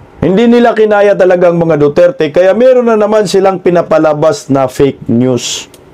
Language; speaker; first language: Filipino; non-native, local second language; Cebuano